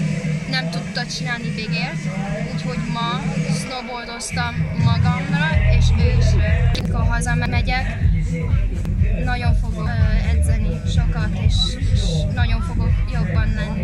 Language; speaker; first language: Hungarian; early bilingual, heritage; Hungarian